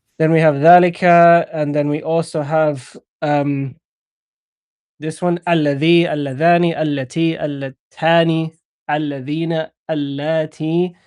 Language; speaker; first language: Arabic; non-native, fluent; English